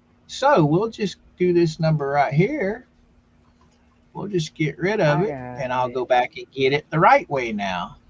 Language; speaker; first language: English; native; English